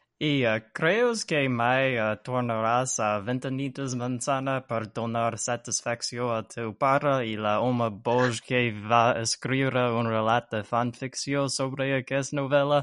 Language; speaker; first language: Catalan; non-native, learner; English